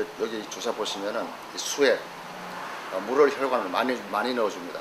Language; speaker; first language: Korean; native; Korean